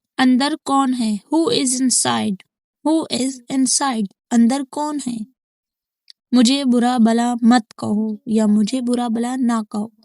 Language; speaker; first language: Hindi; native; Hindi